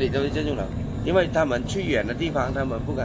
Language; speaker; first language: Chinese; native; Chinese